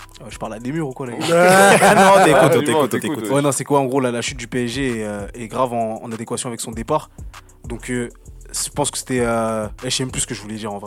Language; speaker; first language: French; native; French